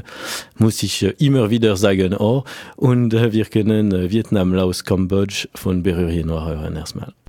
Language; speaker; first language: German; non-native, fluent; French